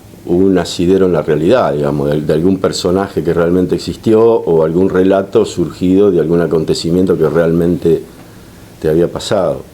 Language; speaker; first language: Spanish; native; Spanish